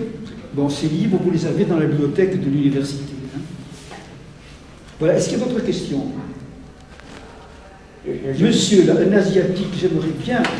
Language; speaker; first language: French; native; French